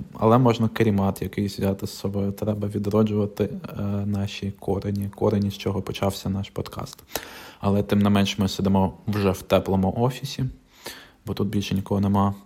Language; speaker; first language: Ukrainian; non-native, local second language; Russian